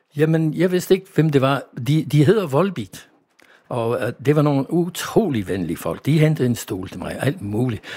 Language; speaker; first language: Danish; non-native, fluent; English